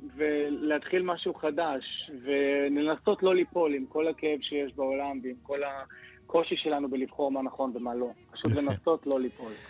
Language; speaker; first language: Hebrew; native; Hebrew